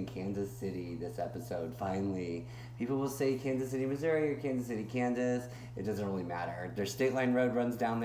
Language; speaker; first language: English; native; English